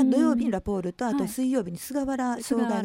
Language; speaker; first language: Japanese; native; Japanese